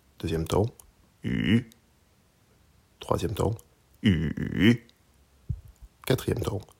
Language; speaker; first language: French; native; French